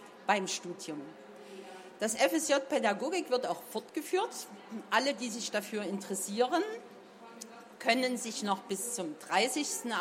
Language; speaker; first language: German; native; German